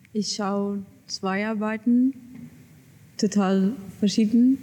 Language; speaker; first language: German; non-native, learner; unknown